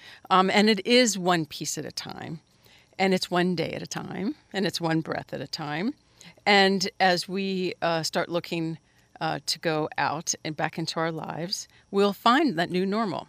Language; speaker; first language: English; native; English